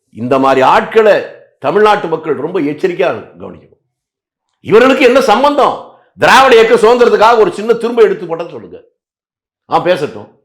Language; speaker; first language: Tamil; native; Tamil